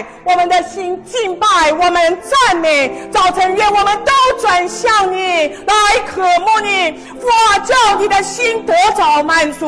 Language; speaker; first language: Chinese; native; Chinese